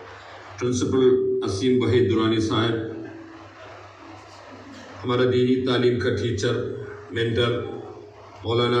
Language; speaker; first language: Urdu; non-native, local second language; Malayalam